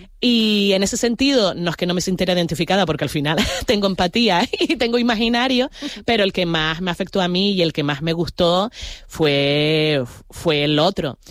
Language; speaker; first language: Spanish; native; Spanish